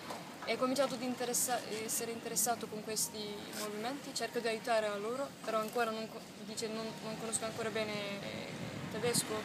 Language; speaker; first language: Italian; non-native, learner; Turkish